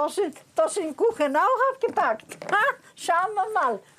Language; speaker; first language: German; non-native, learner; Greek